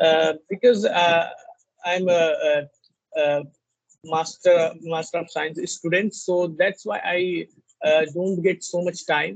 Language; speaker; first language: English; non-native, learner; Hindi